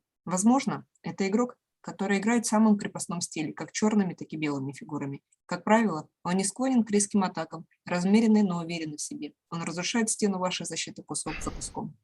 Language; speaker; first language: Russian; native; Russian